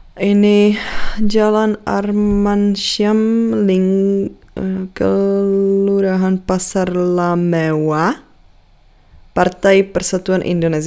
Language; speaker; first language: Indonesian; non-native, fluent; Czech